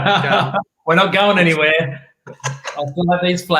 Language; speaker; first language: English; native; English